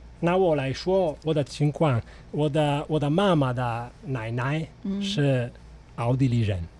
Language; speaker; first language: Chinese; non-native, fluent; Italian